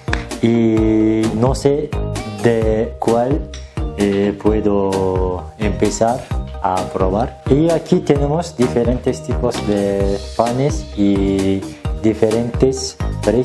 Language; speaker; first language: Spanish; non-native, learner; Turkish